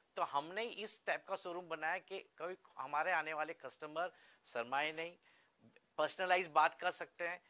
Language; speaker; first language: Hindi; non-native, local second language; Gujarati